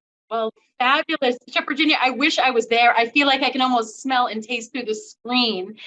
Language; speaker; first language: English; native; English